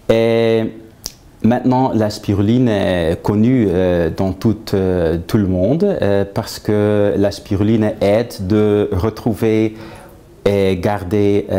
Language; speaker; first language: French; non-native, fluent; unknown